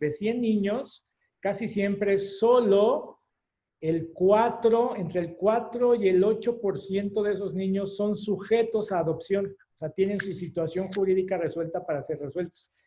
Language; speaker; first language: Spanish; native; Spanish